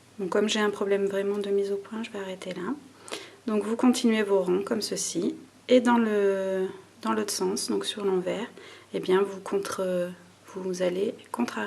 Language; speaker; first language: French; native; French